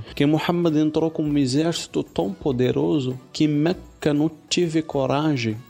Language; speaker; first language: Portuguese; non-native, fluent; Arabic